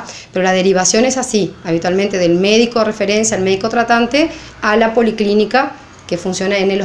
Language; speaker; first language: Spanish; native; Spanish